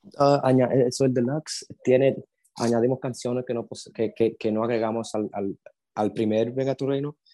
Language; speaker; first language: Spanish; early bilingual, heritage; Spanish